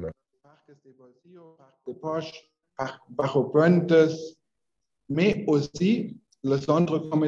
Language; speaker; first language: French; non-native, learner; Spanish